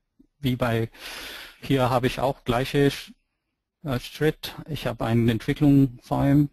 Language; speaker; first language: German; non-native, fluent; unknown